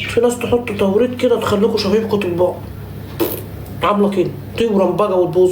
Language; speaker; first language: Arabic; native; Arabic